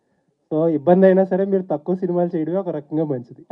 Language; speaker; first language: Telugu; native; Telugu